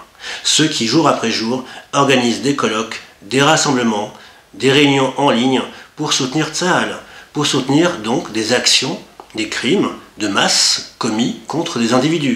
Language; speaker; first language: French; native; French